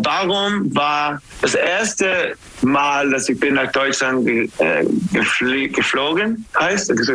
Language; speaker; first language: German; non-native, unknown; English